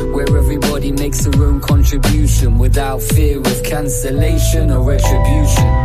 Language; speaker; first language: English; native; English